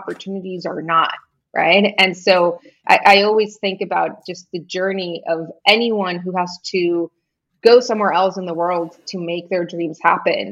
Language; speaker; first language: English; non-native, fluent; Spanish